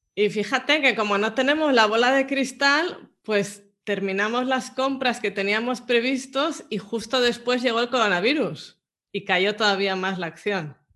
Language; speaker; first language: Spanish; native; Spanish